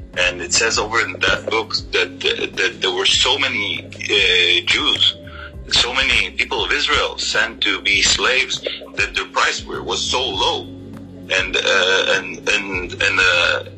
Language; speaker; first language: English; non-native, fluent; Hebrew